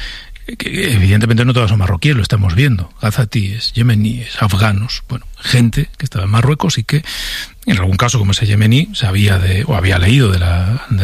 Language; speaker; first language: Spanish; native; Spanish